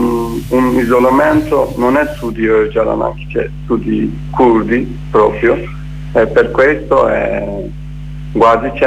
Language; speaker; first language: Italian; non-native, learner; Kurdish